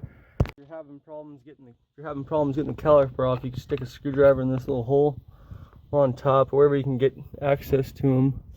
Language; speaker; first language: English; native; English